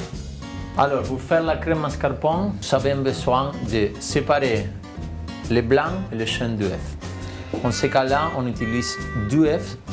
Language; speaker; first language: French; non-native, fluent; Spanish